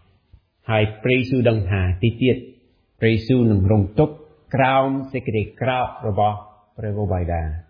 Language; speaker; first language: Khmer; non-native, fluent; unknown